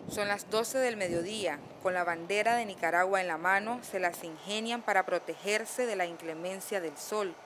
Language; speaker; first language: Spanish; native; Spanish